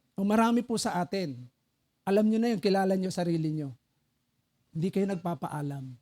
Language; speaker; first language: Filipino; non-native, local second language; Pampanga